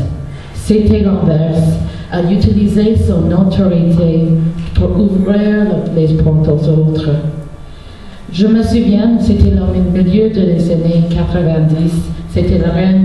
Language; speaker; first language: French; non-native, local second language; English